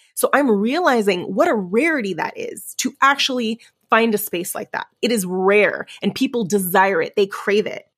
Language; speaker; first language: English; early bilingual, other home language; Spanish